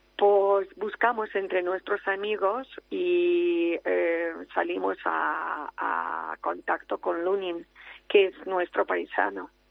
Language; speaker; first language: Spanish; non-native, fluent; Ukrainian